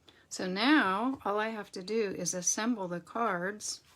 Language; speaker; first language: English; native; English